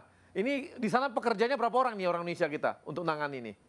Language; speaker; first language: Indonesian; native; Indonesian